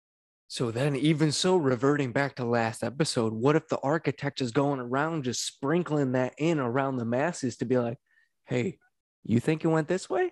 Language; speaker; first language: English; native; English